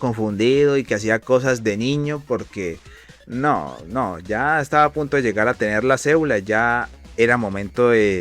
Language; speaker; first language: Spanish; native; Spanish